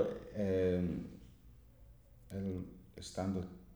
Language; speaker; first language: Spanish; non-native, learner; English